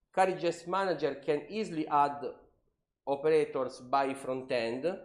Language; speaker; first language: English; non-native, learner; Italian